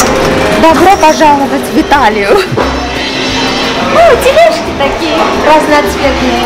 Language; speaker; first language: Russian; non-native, local second language; Armenian